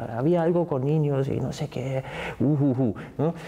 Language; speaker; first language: Spanish; non-native, fluent; German